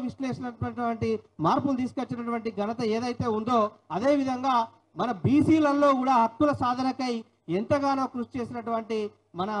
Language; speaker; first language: Telugu; native; Telugu